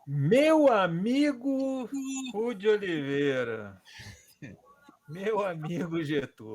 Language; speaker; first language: Portuguese; native; Portuguese